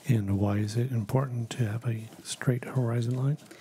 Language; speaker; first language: English; native; English